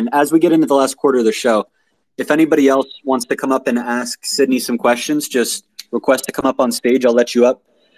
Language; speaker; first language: English; native; English